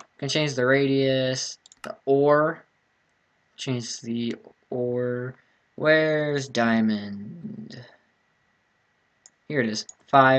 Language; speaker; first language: English; native; English